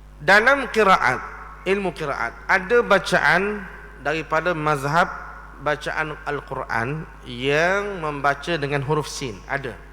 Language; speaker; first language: Malay; native; Malay